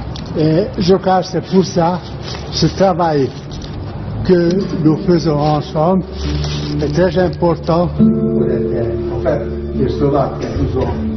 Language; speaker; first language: French; non-native, fluent; Hungarian